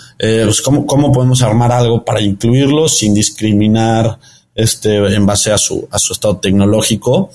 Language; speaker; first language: Spanish; early bilingual, heritage; Spanish